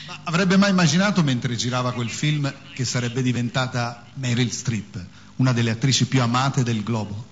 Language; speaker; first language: Italian; native; Italian